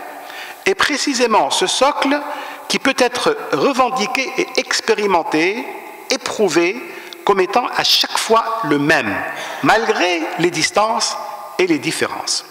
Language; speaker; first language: French; non-native, local second language; Arabic